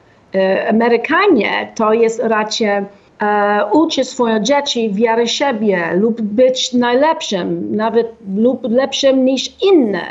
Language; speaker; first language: Polish; non-native, fluent; English